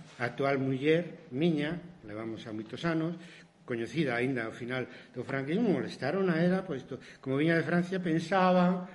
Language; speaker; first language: Galician; non-native, local second language; Spanish